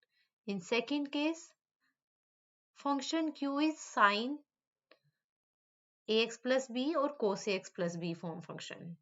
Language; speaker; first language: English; non-native, local second language; Hindi